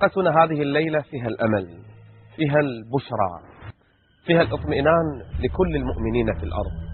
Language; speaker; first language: Arabic; native; Arabic